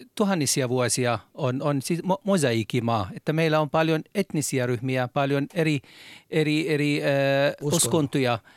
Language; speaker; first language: Finnish; non-native, learner; Arabic